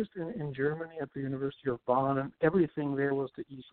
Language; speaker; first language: English; non-native, fluent; German